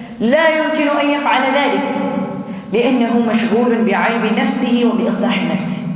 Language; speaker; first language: Arabic; non-native, fluent; Urdu